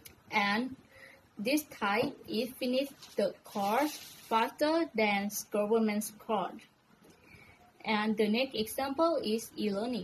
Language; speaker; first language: English; non-native, learner; Thai